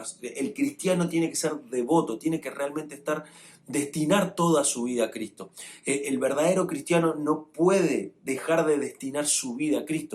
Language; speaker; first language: Spanish; native; Spanish